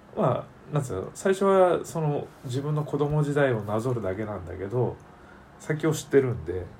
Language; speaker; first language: Japanese; native; Japanese